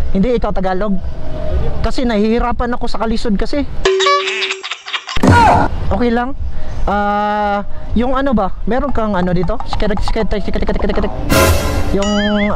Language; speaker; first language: Filipino; non-native, local second language; Cebuano